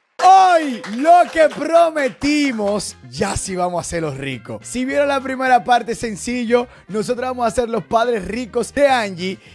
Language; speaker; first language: Spanish; native; Spanish